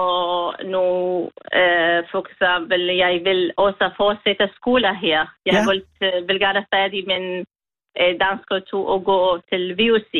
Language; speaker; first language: Danish; non-native, learner; Kurdish